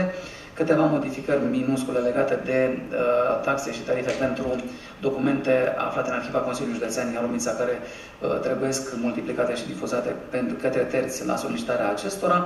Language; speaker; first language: Romanian; native; Romanian